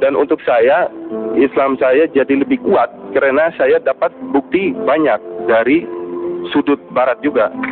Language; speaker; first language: Indonesian; non-native, fluent; Dutch